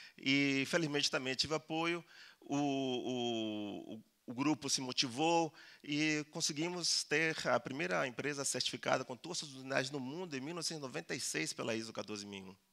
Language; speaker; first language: Portuguese; early bilingual, other home language; Spanish